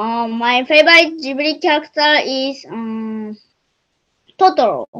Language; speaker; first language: English; non-native, learner; Japanese